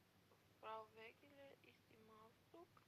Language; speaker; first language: German; non-native, learner; Macedonian